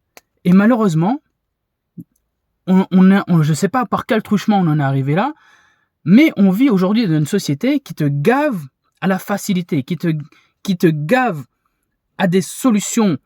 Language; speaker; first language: French; native; French